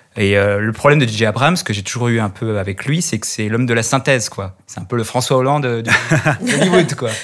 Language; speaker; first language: French; native; French